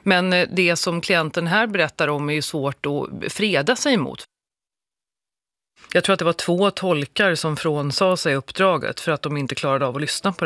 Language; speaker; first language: Swedish; native; Swedish